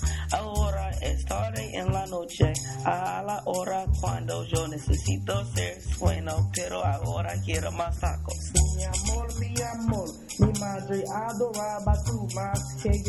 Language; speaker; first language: Spanish; non-native, learner; English